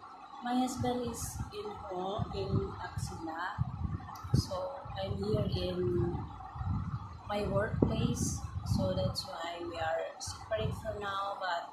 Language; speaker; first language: English; non-native, learner; Filipino